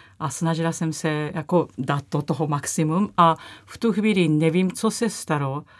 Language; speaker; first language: Czech; non-native, fluent; Japanese